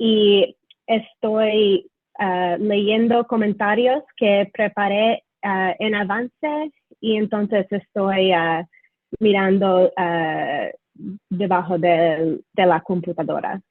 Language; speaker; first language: Spanish; non-native, fluent; English